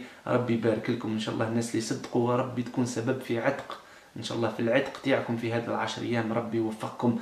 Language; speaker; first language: Arabic; native; Arabic